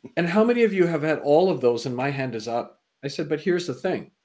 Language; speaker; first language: English; native; English